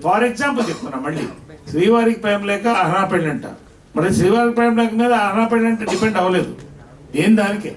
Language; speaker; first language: Telugu; native; Telugu